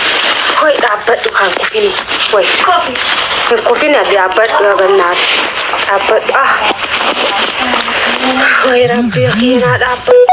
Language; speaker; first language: Arabic; native; Arabic